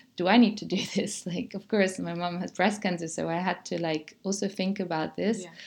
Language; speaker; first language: English; non-native, fluent; German